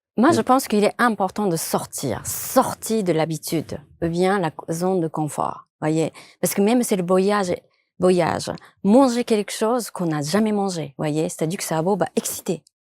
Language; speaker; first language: French; non-native, fluent; Japanese